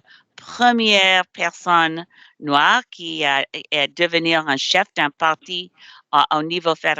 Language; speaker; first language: French; non-native, learner; English